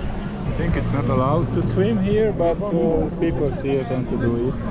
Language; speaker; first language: English; non-native, fluent; Hungarian